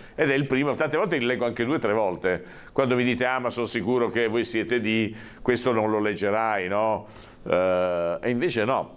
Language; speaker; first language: Italian; native; Italian